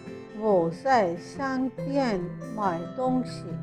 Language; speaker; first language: Chinese; non-native, fluent; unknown